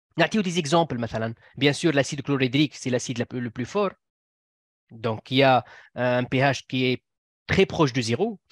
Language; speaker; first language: French; non-native, local second language; Arabic